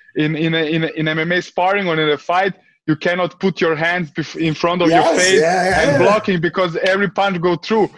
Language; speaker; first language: English; early bilingual, other home language; Serbian